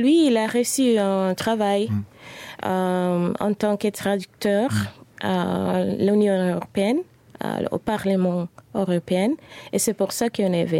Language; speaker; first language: French; non-native, fluent; Spanish